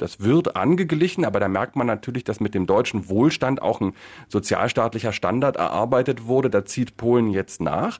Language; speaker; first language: German; native; German